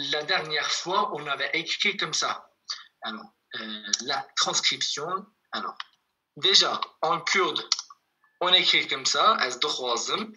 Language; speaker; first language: French; non-native, fluent; Kurdish